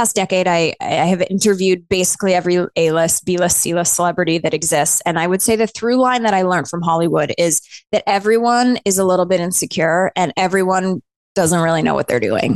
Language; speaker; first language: English; native; English